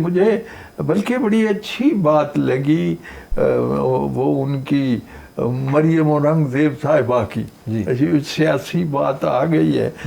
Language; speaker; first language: Urdu; non-native, local second language; Punjabi